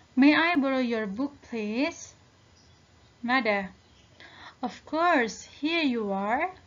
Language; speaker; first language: English; non-native, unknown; Indonesian